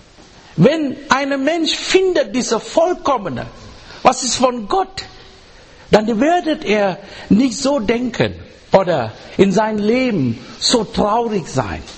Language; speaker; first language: German; non-native, learner; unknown